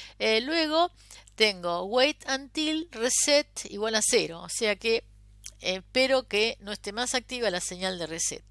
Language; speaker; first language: Spanish; native; Spanish